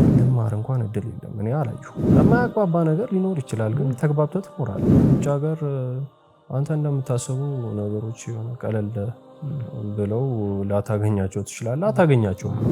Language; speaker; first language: Amharic; native; Amharic